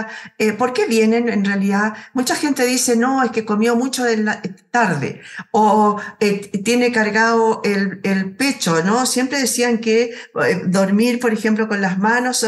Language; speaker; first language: Spanish; native; Spanish